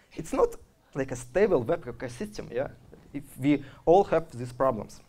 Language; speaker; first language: English; non-native, fluent; Russian